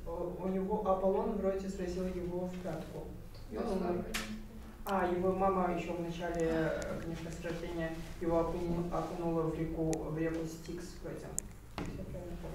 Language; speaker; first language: Russian; native; Russian